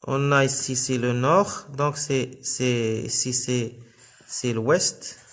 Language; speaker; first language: French; non-native, local second language; Arabic